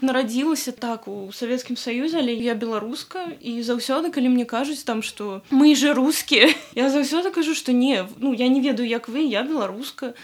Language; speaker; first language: Belarusian; non-native, local second language; Russian